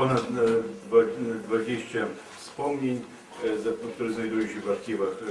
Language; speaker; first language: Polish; non-native, learner; Ukrainian